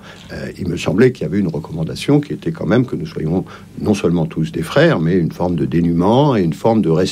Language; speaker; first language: French; native; French